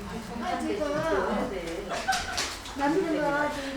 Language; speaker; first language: Korean; non-native, learner; Chinese